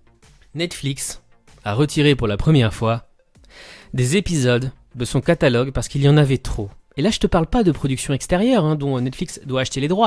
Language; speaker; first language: French; native; French